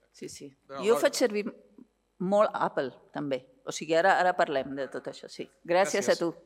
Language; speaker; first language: Catalan; non-native, fluent; Italian